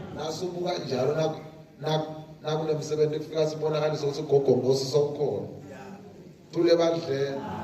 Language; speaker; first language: Zulu; non-native, local second language; Swati